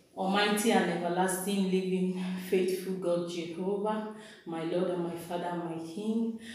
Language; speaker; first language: English; non-native, local second language; Igbo